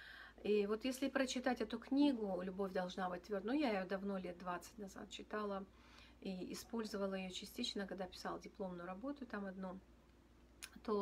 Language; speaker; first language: Russian; native; Russian